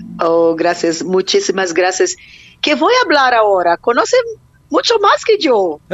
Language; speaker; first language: Spanish; non-native, learner; Portuguese